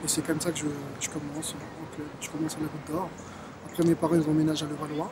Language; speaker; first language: French; early bilingual, other home language; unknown